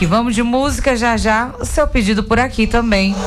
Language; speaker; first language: Portuguese; native; Portuguese